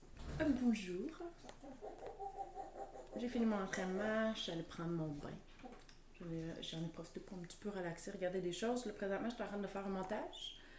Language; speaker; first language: French; native; French